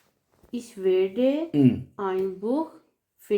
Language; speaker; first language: German; non-native, learner; Hindi